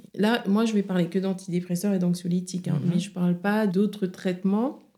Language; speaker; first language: French; non-native, local second language; Wolof